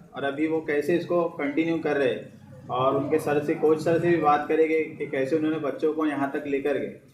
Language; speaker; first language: Hindi; non-native, local second language; Urdu